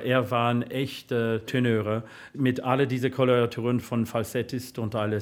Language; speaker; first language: German; non-native, learner; English